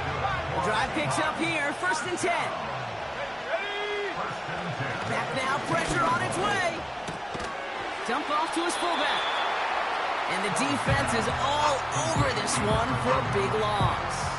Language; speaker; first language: English; native; English